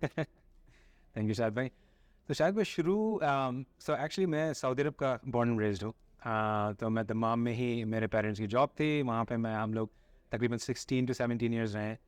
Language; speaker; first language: Urdu; native; Urdu